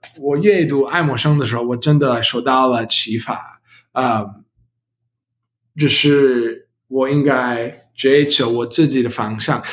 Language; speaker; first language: Chinese; non-native, learner; English